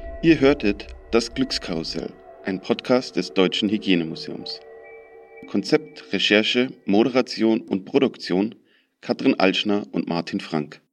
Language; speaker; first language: German; native; German